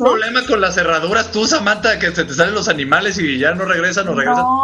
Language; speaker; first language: Spanish; native; Spanish